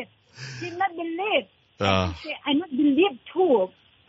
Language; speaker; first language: English; non-native, learner; Thai